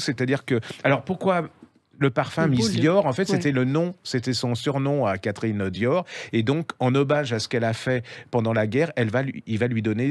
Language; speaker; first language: French; native; French